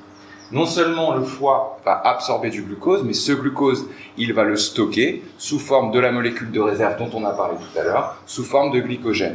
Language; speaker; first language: French; native; French